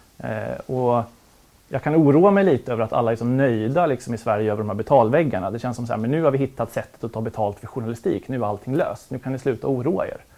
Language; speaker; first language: Swedish; native; Swedish